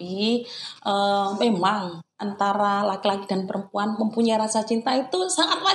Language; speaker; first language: Indonesian; non-native, local second language; Javanese